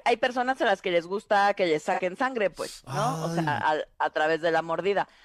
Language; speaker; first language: Spanish; native; Spanish